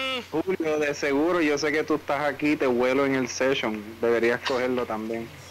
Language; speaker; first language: Spanish; early bilingual, heritage; Spanish